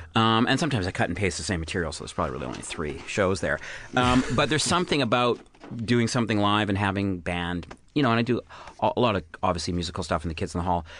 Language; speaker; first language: English; native; English